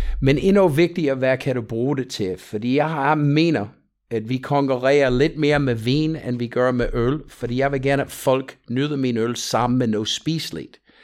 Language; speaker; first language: Danish; non-native, fluent; English